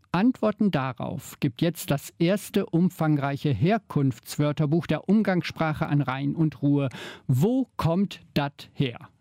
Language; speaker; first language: German; native; German